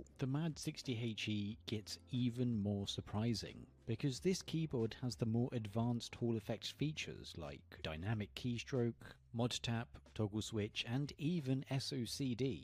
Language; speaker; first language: English; native; English